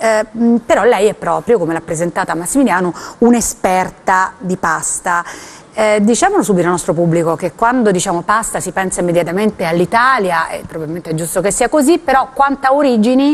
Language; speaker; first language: Italian; native; Italian